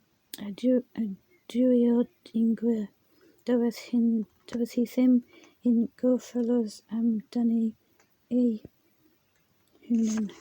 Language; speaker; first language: Welsh; non-native, learner; English